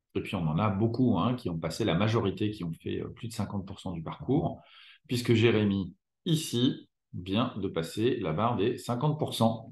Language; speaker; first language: French; native; French